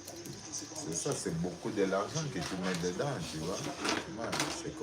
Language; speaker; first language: French; non-native, learner; Portuguese